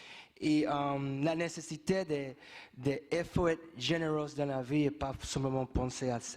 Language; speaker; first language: French; non-native, fluent; English